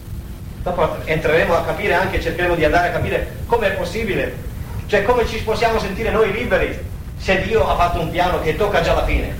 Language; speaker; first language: Italian; native; Italian